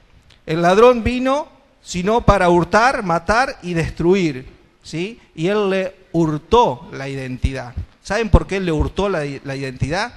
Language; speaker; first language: Spanish; native; Spanish